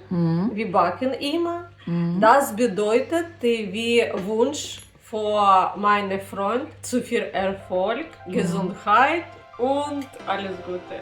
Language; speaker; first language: German; non-native, learner; Ukrainian